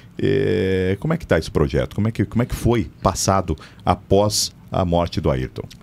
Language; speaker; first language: Portuguese; native; Portuguese